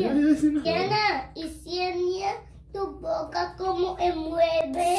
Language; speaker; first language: Spanish; early bilingual, heritage; Spanish